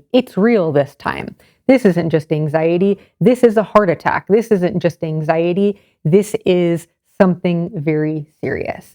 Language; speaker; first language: English; native; English